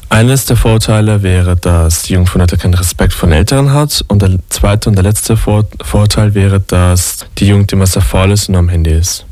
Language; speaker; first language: German; native; German